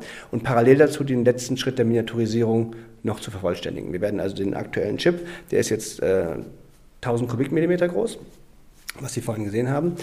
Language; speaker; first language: German; native; German